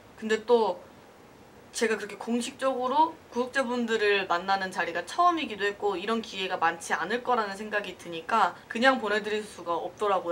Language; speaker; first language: Korean; native; Korean